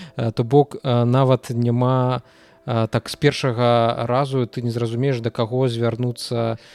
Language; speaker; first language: Belarusian; native; Belarusian